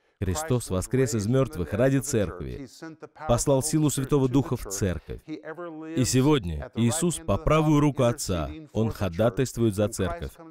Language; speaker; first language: Russian; non-native, fluent; English